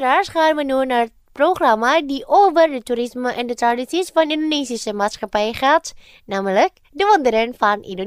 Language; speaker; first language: Dutch; non-native, fluent; Indonesian